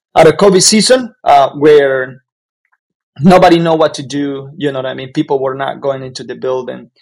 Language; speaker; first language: English; non-native, fluent; Spanish